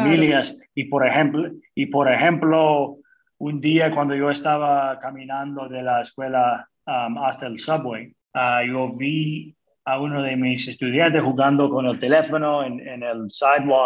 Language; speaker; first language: Spanish; early bilingual, other home language; English